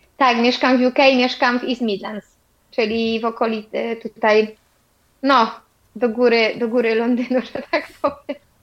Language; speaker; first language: Polish; native; Polish